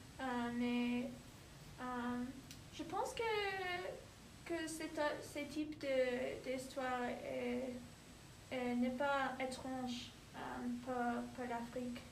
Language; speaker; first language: French; non-native, learner; English